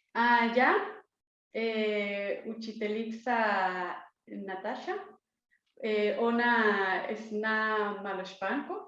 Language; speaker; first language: Slovenian; non-native, learner; Spanish